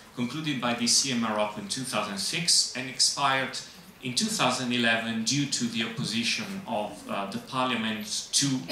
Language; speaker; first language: English; non-native, fluent; Italian